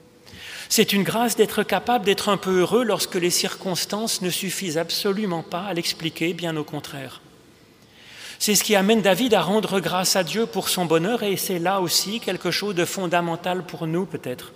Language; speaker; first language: French; native; French